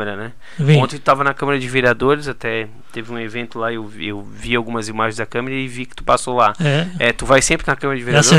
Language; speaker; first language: Portuguese; native; Portuguese